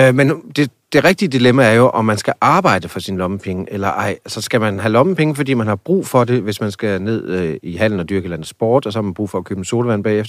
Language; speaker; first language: Danish; native; Danish